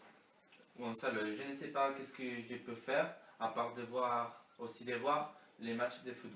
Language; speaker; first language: French; non-native, learner; Spanish